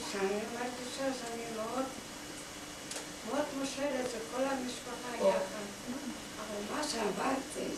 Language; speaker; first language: Hebrew; non-native, fluent; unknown